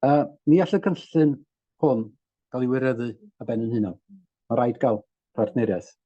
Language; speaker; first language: Welsh; native; Welsh